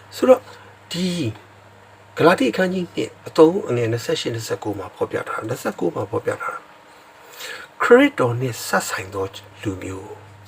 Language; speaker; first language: Burmese; non-native, local second language; S'gaw Karen